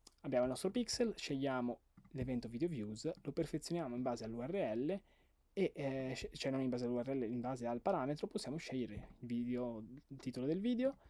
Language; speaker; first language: Italian; native; Italian